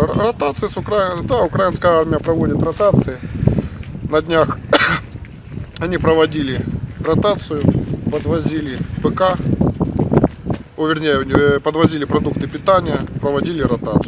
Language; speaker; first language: Russian; native; Russian